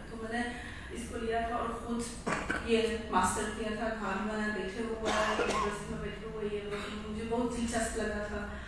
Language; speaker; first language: Urdu; non-native, fluent; Polish